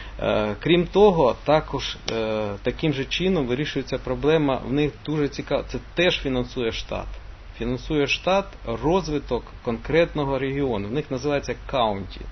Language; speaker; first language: Ukrainian; non-native, local second language; Russian